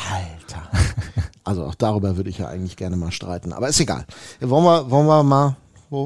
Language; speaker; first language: German; native; German